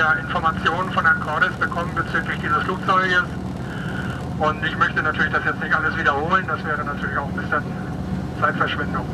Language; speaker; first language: German; native; German